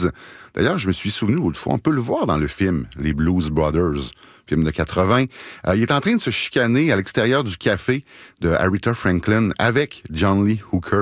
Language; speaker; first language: French; native; French